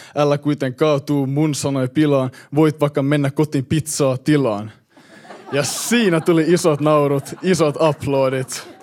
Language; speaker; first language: Finnish; early bilingual, heritage; Finnish